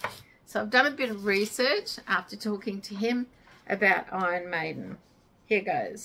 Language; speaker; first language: English; native; English